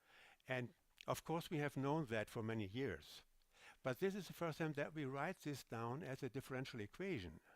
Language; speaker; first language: English; non-native, fluent; German